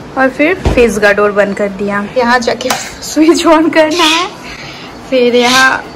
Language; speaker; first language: Hindi; non-native, local second language; Bangla